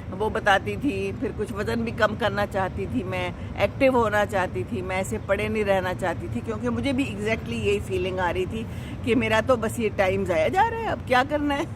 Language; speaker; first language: Urdu; non-native, local second language; Pashto